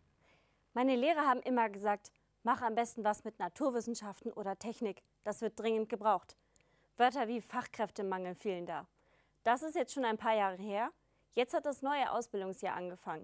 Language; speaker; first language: German; native; German